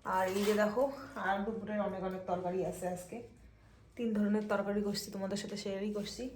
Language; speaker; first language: Bangla; native; Bangla